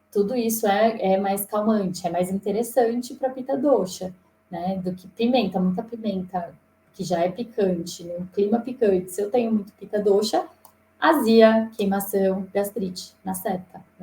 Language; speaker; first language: Portuguese; native; Portuguese